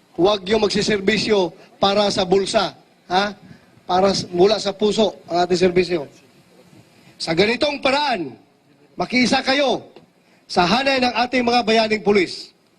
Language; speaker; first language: Filipino; native; Filipino